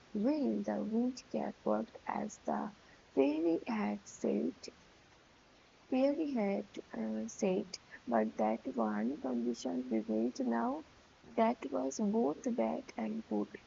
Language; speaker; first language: English; non-native, local second language; Bangla